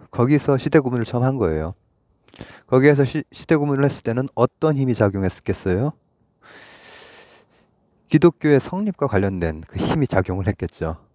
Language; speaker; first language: Korean; native; Korean